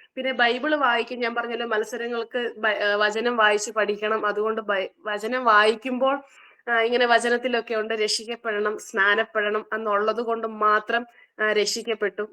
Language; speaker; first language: Malayalam; early bilingual, heritage; Malayalam